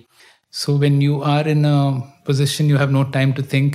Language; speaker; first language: English; non-native, local second language; Kannada